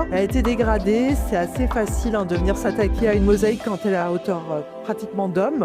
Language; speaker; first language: French; native; French